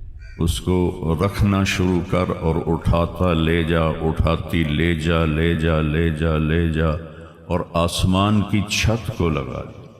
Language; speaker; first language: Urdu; non-native, local second language; Punjabi